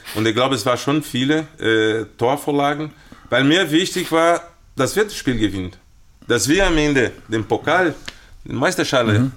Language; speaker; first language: German; non-native, fluent; Portuguese